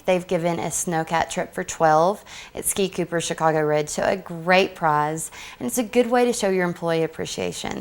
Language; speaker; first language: English; native; English